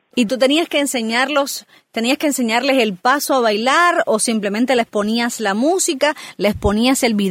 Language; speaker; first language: Spanish; native; Spanish